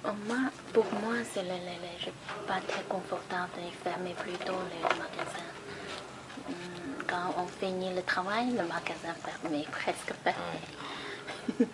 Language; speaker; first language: French; non-native, learner; Chinese